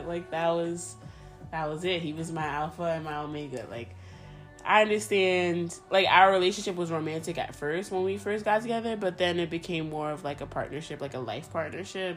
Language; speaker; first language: English; early bilingual, other home language; Spanish